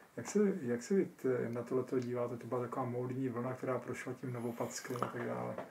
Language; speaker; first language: Czech; native; Czech